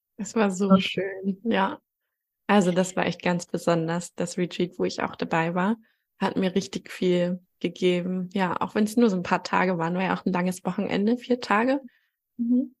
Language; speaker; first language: German; native; German